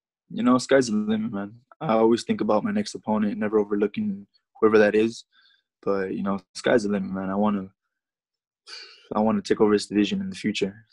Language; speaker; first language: English; native; English